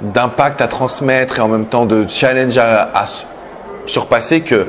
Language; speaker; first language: French; native; French